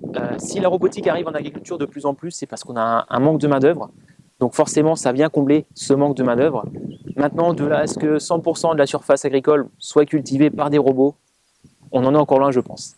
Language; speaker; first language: French; native; French